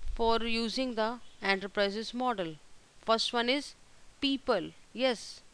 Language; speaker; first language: English; non-native, local second language; Hindi